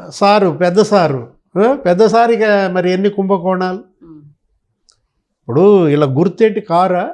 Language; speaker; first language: Telugu; native; Telugu